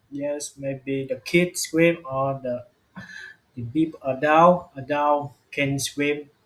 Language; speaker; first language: English; non-native, learner; Vietnamese